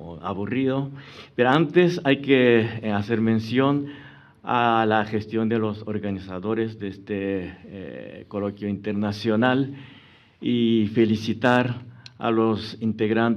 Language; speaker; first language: Spanish; non-native, fluent; Japanese